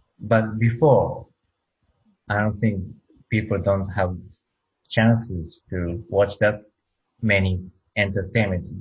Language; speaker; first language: English; non-native, learner; Japanese